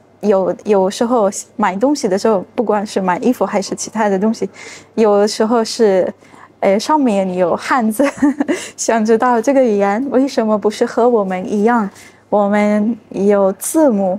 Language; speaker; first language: Chinese; non-native, fluent; Arabic